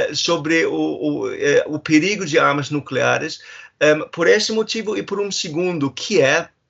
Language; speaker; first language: Portuguese; non-native, fluent; German